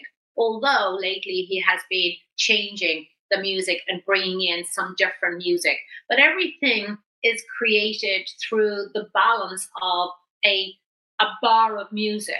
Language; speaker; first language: English; native; English